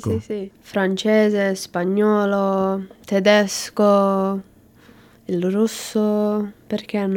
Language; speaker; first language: Italian; non-native, learner; English